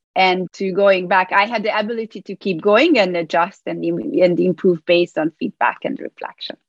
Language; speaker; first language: English; non-native, fluent; Hungarian